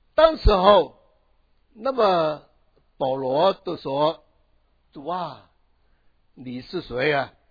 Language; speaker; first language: Chinese; non-native, local second language; Cantonese